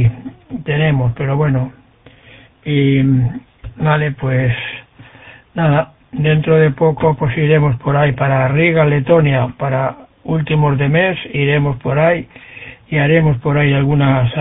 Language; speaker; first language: Spanish; native; Spanish